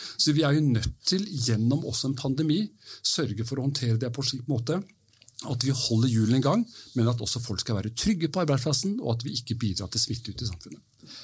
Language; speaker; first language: Norwegian; early bilingual, heritage; Norwegian